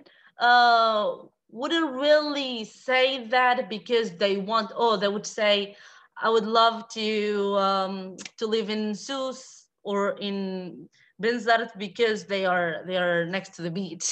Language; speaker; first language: English; non-native, fluent; Arabic